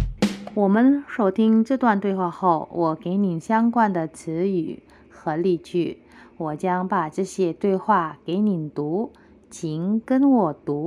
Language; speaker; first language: Chinese; non-native, local second language; Indonesian